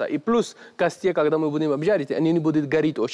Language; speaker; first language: Russian; non-native, learner; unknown